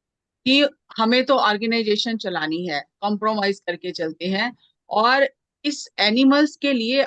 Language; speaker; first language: Hindi; native; Hindi